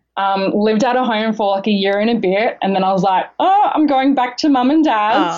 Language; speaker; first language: English; native; English